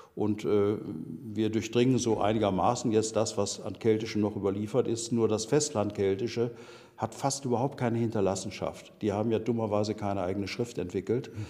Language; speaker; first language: German; native; German